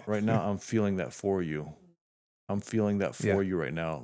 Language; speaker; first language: English; native; English